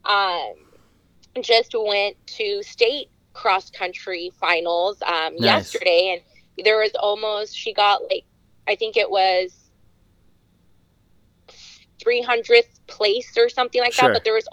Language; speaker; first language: English; native; English